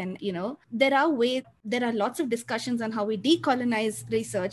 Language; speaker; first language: English; non-native, local second language; Malayalam